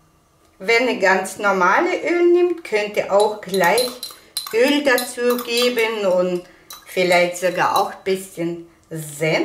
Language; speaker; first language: German; non-native, fluent; Russian